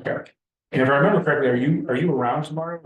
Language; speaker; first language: English; native; English